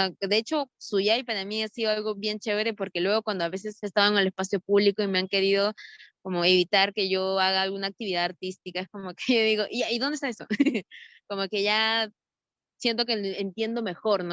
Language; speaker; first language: Spanish; native; Spanish